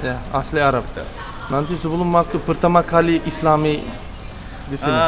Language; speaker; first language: Indonesian; non-native, learner; Turkish